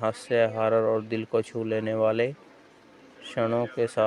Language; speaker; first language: Hindi; native; Hindi